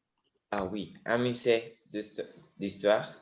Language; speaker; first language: French; non-native, learner; Spanish